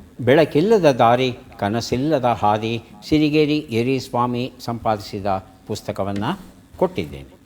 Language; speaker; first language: Kannada; native; Kannada